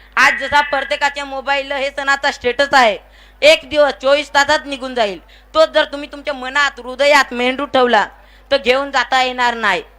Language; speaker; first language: Marathi; non-native, local second language; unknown